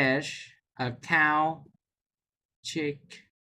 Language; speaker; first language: English; non-native, fluent; Vietnamese